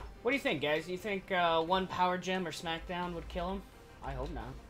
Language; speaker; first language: English; native; English